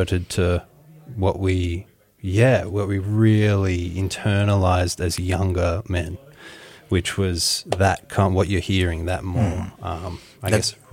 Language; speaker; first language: English; native; English